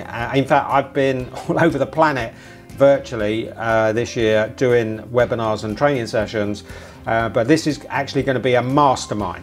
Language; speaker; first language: English; native; English